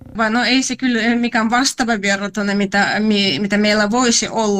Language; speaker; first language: Finnish; non-native, fluent; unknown